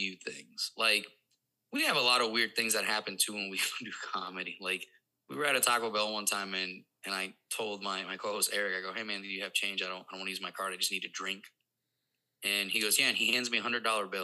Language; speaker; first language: English; non-native, fluent; Spanish